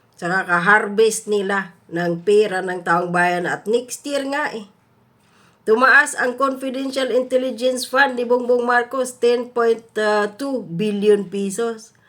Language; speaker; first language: Filipino; native; Filipino